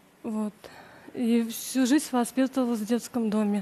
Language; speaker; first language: Russian; native; Russian